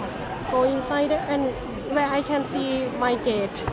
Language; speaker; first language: English; non-native, learner; Thai